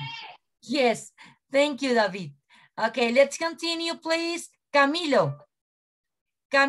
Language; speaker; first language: English; non-native, learner; Spanish